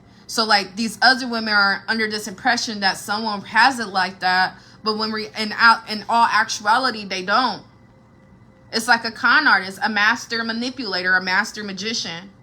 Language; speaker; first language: English; native; English